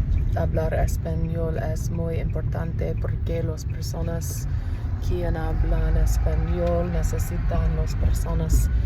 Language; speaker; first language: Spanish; non-native, learner; English